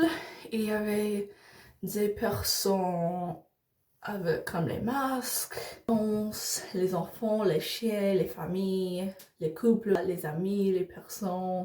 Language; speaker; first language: French; non-native, learner; English